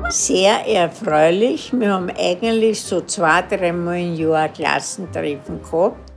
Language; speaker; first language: German; native; German